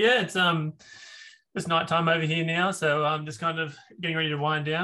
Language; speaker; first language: English; native; English